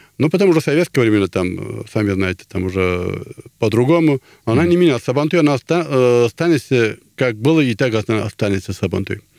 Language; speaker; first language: Russian; non-native, local second language; Tatar